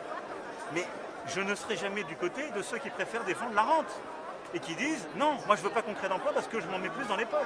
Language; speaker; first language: French; native; French